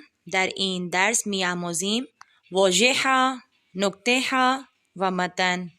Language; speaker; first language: Persian; non-native, fluent; Urdu